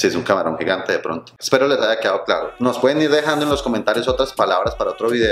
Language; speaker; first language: Spanish; native; Spanish